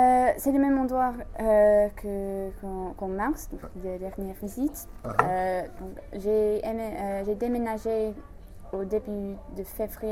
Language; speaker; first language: French; non-native, fluent; English